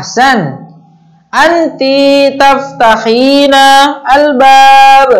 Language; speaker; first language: Arabic; non-native, fluent; Indonesian